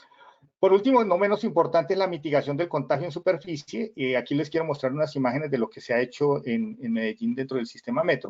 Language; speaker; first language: Spanish; native; Spanish